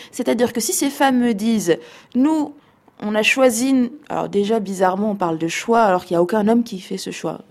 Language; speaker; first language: French; non-native, local second language; Arabic